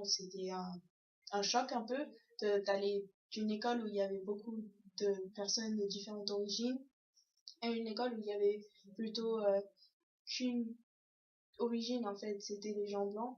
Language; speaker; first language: French; early bilingual, other home language; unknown